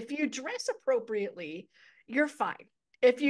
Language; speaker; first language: English; native; English